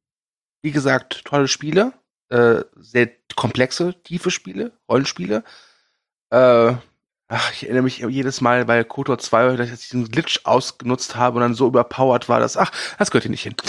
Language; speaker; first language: German; native; German